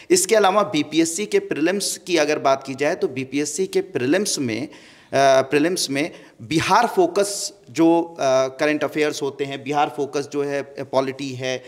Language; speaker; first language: Hindi; native; Hindi